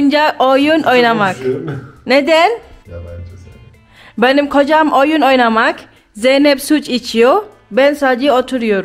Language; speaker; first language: Turkish; non-native, learner; Indonesian